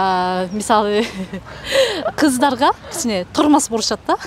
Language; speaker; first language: Kyrgyz; non-native, fluent; Japanese